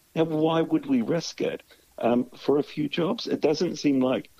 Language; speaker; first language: English; native; English